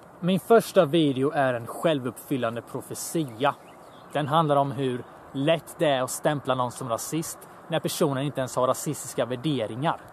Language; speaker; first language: Swedish; early bilingual, other home language; Bosnian